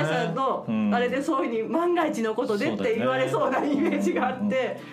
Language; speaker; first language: Japanese; native; Japanese